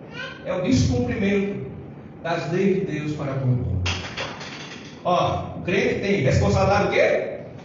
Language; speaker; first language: Portuguese; native; Portuguese